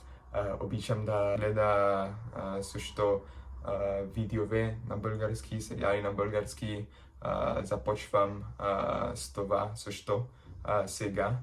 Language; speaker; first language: Bulgarian; non-native, learner; English